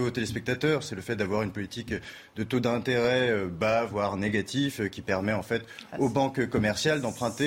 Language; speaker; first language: French; native; French